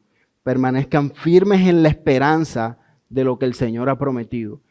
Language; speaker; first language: Spanish; native; Spanish